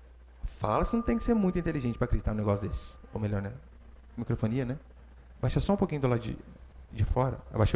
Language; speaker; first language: Portuguese; native; Portuguese